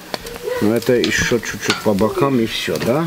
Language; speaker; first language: Russian; non-native, fluent; Armenian